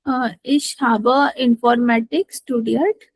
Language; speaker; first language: German; non-native, learner; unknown